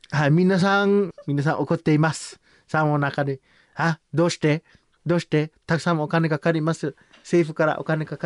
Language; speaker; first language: Japanese; non-native, learner; Samoan